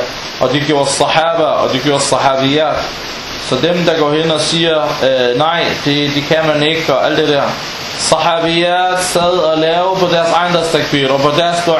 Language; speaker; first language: Danish; non-native, fluent; Arabic